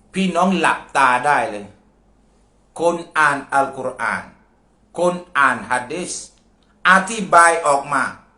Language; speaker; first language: Thai; non-native, local second language; Malay